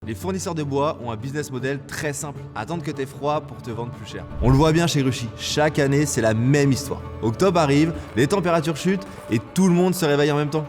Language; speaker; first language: French; native; French